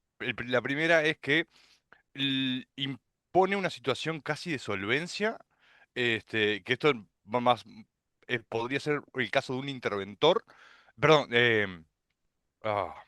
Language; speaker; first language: Spanish; native; Spanish